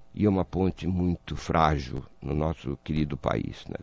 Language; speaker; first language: Portuguese; native; Portuguese